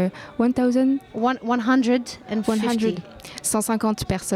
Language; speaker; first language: French; non-native, fluent; Greek